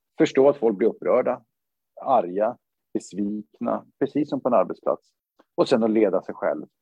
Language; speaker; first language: Swedish; native; Swedish